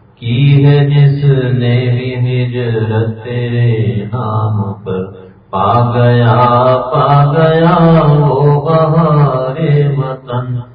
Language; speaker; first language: Urdu; native; Urdu